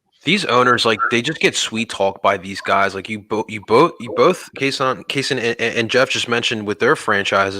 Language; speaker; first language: English; native; English